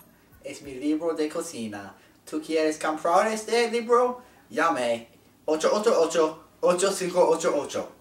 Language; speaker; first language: Spanish; non-native, learner; English